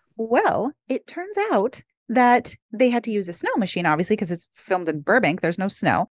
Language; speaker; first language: English; native; English